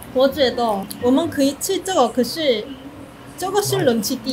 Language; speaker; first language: Chinese; non-native, fluent; Korean